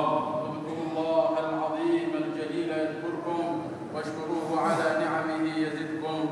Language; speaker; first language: Arabic; non-native, local second language; Somali